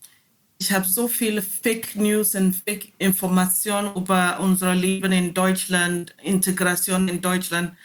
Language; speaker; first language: German; non-native, learner; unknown